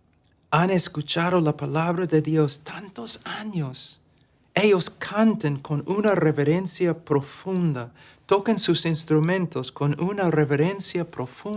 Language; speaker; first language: Spanish; non-native, fluent; English